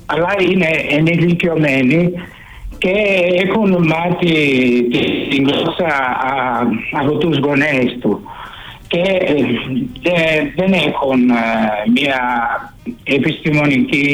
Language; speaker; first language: Greek; non-native, fluent; Italian